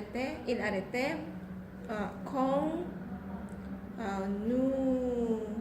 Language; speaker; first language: French; non-native, learner; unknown